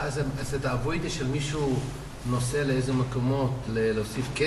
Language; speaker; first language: Hebrew; non-native, fluent; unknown